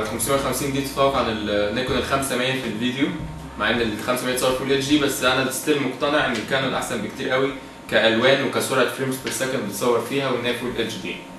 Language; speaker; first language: Arabic; native; Arabic